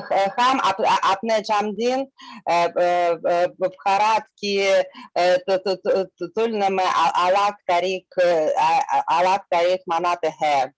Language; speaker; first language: Hindi; non-native, learner; Russian